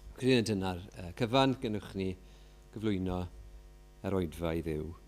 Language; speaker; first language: Welsh; native; Welsh